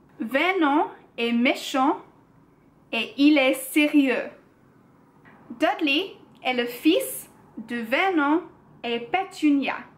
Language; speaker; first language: French; non-native, learner; English